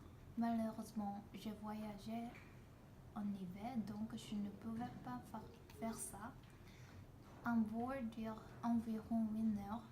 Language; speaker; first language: French; non-native, learner; Korean